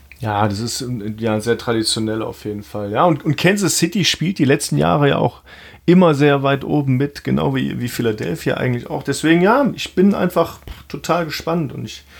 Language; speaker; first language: German; native; German